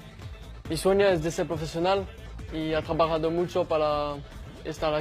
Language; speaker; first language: Spanish; non-native, learner; French